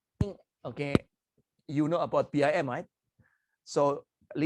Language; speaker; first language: English; non-native, fluent; Indonesian